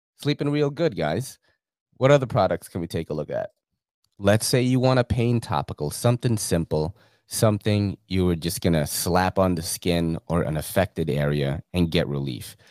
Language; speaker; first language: English; early bilingual, other home language; Filipino